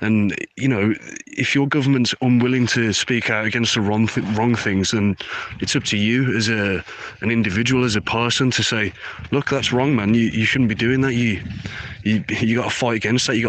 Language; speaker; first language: English; native; English